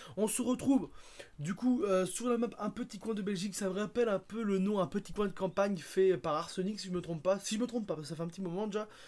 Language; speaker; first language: French; native; French